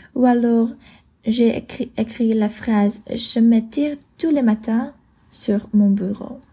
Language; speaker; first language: French; non-native, learner; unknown